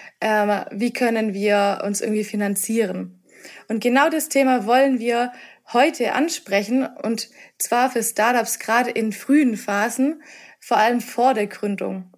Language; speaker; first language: German; native; German